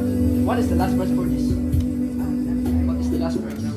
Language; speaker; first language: English; non-native, local second language; Filipino